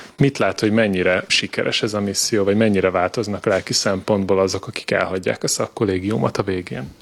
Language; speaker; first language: Hungarian; native; Hungarian